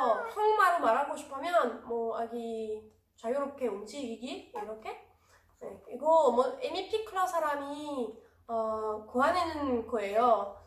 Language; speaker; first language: Korean; non-native, learner; French